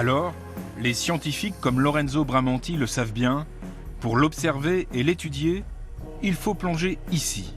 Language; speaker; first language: French; native; French